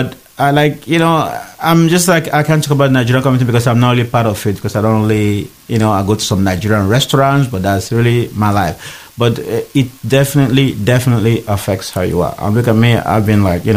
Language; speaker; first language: English; non-native, local second language; Igbo